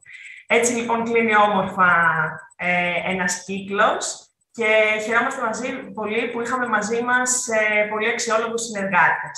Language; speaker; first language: Greek; native; Greek